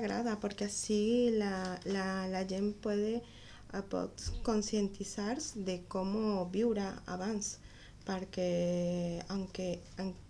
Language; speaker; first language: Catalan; non-native, learner; Spanish